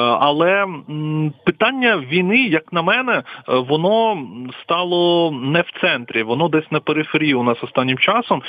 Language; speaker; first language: Ukrainian; non-native, local second language; Russian